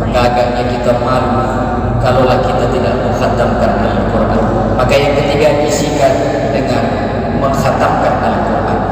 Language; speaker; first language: Malay; non-native, local second language; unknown